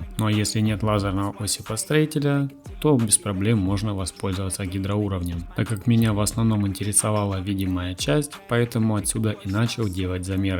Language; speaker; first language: Russian; native; Russian